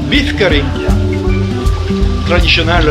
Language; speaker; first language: English; non-native, learner; French